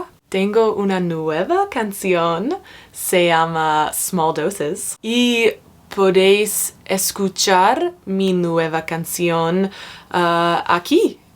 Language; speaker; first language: Spanish; non-native, learner; English